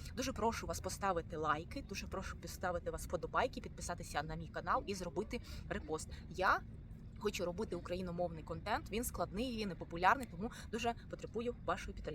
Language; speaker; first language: Ukrainian; non-native, local second language; Russian